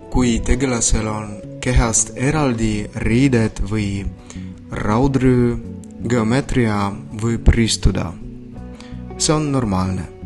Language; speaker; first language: Estonian; non-native, learner; Belarusian